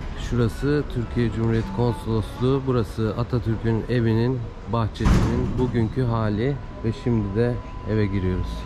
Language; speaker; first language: Turkish; native; Turkish